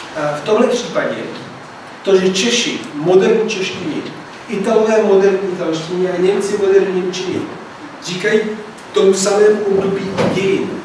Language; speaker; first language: Czech; non-native, fluent; Italian